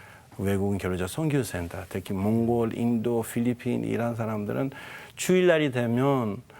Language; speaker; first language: Korean; non-native, fluent; Persian